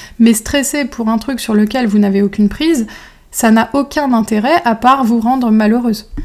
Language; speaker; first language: French; native; French